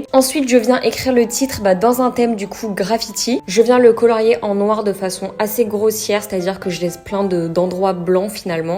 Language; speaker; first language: French; native; French